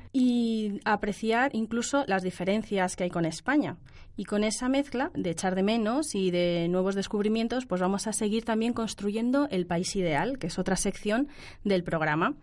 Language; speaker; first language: Spanish; native; Spanish